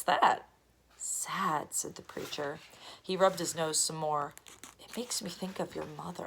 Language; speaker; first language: English; native; English